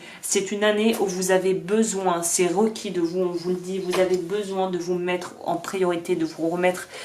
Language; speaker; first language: French; native; French